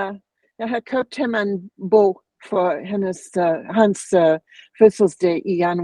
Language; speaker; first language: Danish; non-native, learner; English